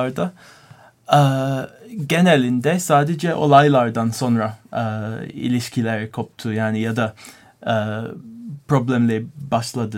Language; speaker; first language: Turkish; non-native, learner; English